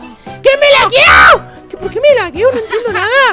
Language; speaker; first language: Spanish; native; Spanish